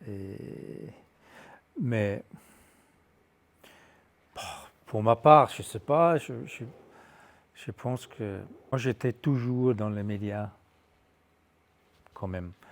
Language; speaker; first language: French; non-native, fluent; Danish